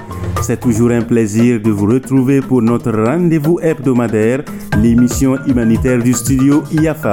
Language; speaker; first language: French; non-native, local second language; Mossi